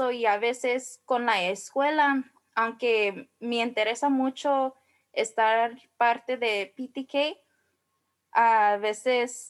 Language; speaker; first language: Spanish; early bilingual, heritage; Spanish